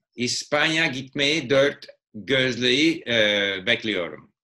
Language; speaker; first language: Turkish; non-native, learner; English